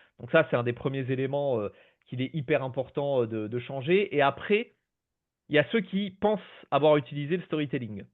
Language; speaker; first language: French; native; French